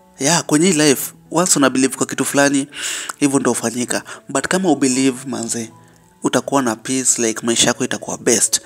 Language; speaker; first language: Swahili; native; Swahili